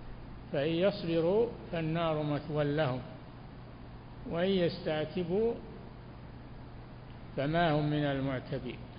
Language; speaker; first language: Arabic; native; Arabic